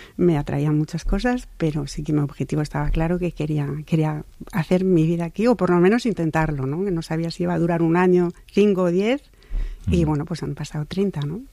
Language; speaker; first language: Spanish; non-native, fluent; French